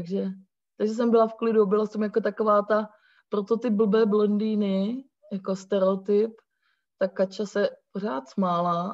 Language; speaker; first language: Czech; native; Czech